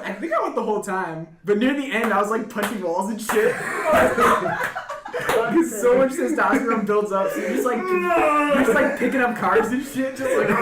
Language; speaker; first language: English; native; English